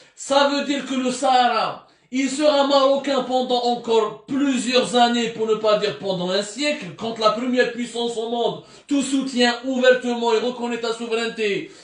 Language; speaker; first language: French; non-native, local second language; Arabic